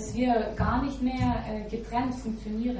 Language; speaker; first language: German; non-native, fluent; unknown